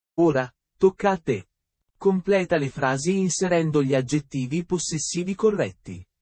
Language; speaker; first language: Italian; native; Italian